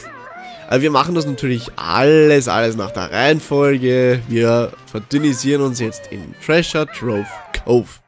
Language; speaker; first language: German; native; German